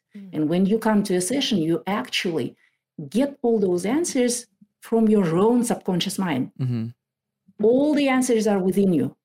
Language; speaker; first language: English; non-native, fluent; Kazakh